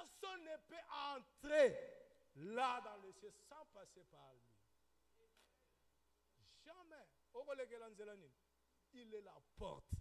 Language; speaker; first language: French; non-native, local second language; Lingala